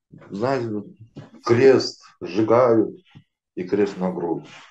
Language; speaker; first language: Russian; non-native, local second language; Azerbaijani